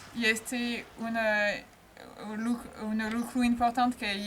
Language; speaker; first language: Romanian; non-native, learner; French